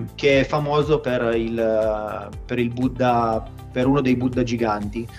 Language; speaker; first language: Italian; native; Italian